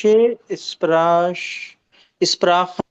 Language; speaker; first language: German; non-native, learner; Urdu